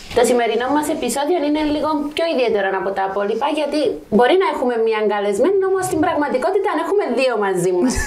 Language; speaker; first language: Greek; native; Greek